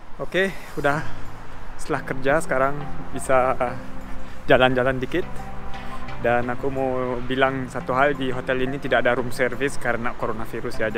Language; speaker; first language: Indonesian; early bilingual, heritage; German